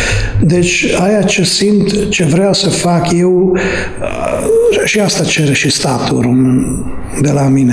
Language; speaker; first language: Romanian; non-native, fluent; Hungarian